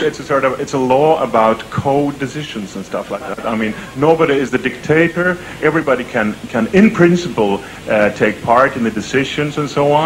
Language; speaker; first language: English; non-native, fluent; Swedish